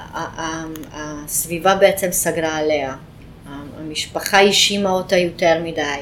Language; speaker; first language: Hebrew; non-native, fluent; Hungarian